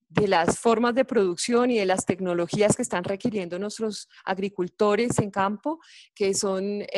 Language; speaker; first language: Spanish; native; Spanish